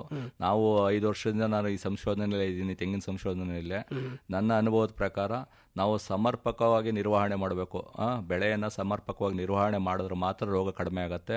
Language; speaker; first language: Kannada; native; Kannada